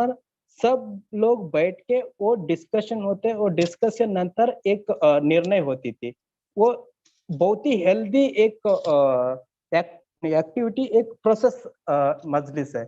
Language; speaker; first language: Hindi; non-native, learner; Kannada